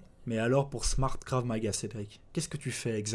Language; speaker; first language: French; native; French